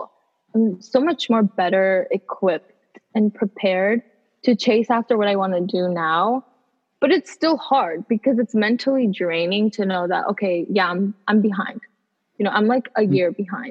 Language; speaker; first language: English; native; English